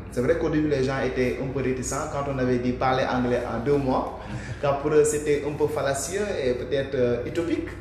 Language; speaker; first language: French; non-native, local second language; Wolof